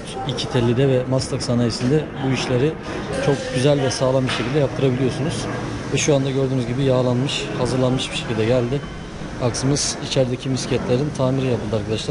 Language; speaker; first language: Turkish; native; Turkish